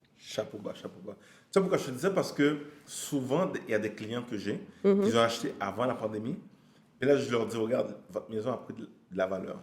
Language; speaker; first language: French; native; French